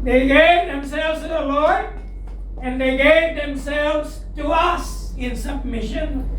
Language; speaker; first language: English; non-native, local second language; Filipino